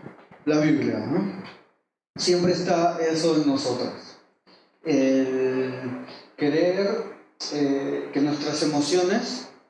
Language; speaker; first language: Spanish; native; Spanish